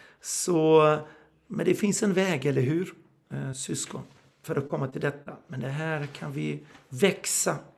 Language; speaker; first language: Swedish; non-native, fluent; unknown